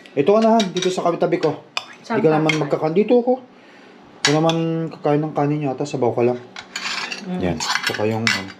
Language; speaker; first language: Filipino; non-native, local second language; Iloko